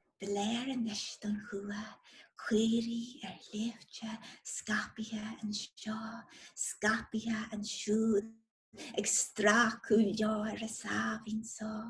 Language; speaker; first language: Irish; non-native, local second language; English